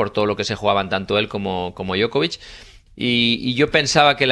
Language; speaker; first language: Spanish; native; Spanish